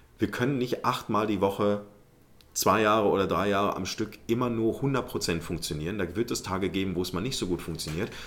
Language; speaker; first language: German; early bilingual, other home language; Arabic